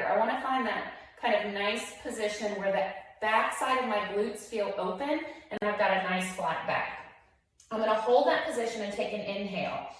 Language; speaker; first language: English; native; English